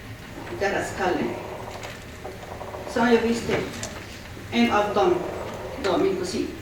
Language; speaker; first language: Swedish; early bilingual, other home language; Assyrian Neo-Aramaic